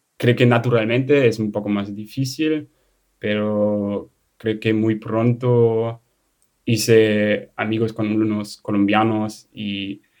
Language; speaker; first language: Spanish; non-native, fluent; German